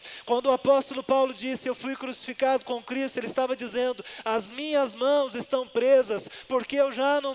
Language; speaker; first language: Portuguese; native; Portuguese